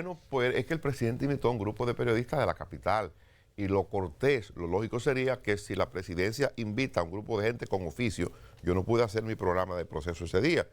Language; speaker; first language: Spanish; native; Spanish